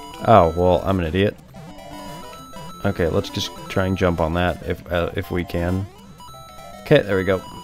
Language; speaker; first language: English; native; English